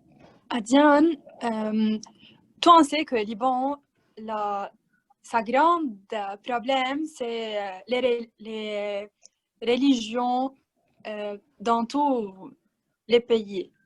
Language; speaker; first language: French; non-native, learner; Arabic